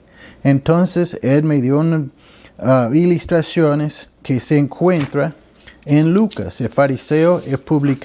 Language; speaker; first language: Spanish; non-native, learner; English